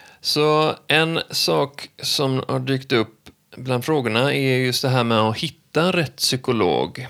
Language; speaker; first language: Swedish; native; Swedish